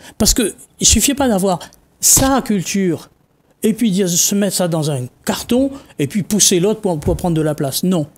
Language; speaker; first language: French; non-native, local second language; Réunion Creole French